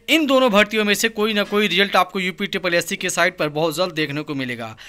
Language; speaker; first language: Hindi; native; Hindi